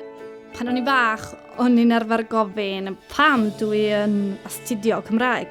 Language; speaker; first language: Welsh; non-native, learner; Spanish